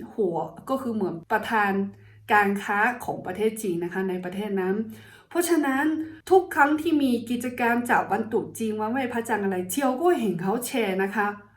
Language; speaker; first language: Thai; non-native, fluent; Chinese